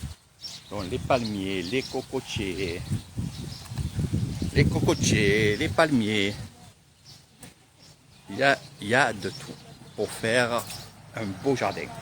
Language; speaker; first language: French; native; French